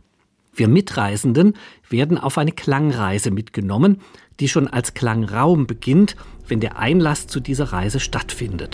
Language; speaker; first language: German; native; German